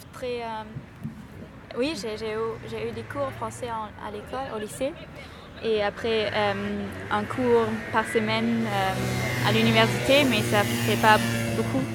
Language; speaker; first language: French; non-native, learner; German